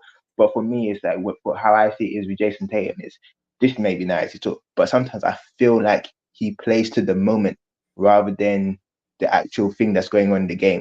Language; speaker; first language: English; native; English